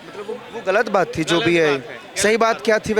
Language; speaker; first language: Hindi; native; Hindi